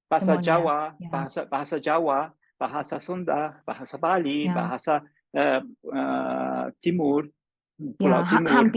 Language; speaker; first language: Indonesian; non-native, learner; English